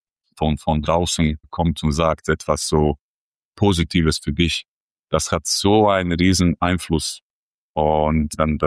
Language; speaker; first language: German; non-native, fluent; Croatian